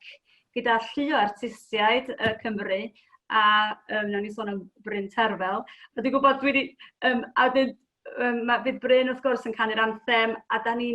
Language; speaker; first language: Welsh; native; Welsh